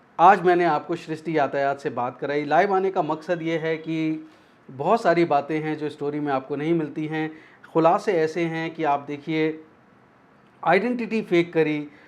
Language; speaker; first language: Hindi; native; Hindi